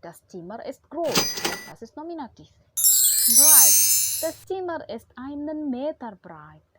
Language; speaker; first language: German; non-native, fluent; Indonesian